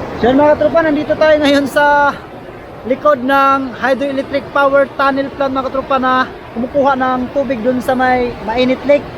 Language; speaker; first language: Filipino; non-native, local second language; Surigaonon